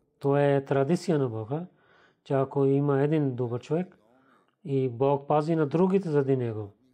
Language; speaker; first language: Bulgarian; non-native, learner; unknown